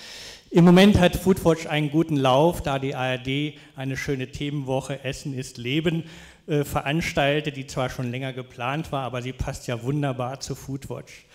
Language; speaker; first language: German; native; German